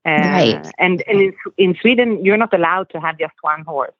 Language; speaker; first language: English; non-native, fluent; Swedish